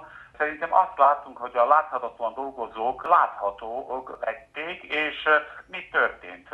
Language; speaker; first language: Hungarian; non-native, fluent; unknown